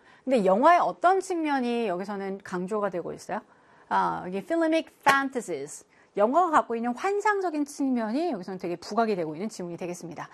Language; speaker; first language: Korean; native; Korean